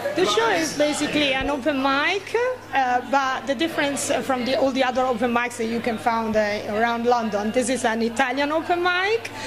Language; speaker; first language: English; non-native, fluent; Italian